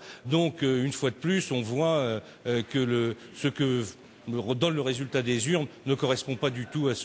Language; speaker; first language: French; native; French